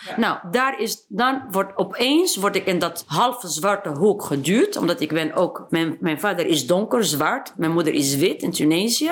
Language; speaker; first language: Dutch; non-native, fluent; Arabic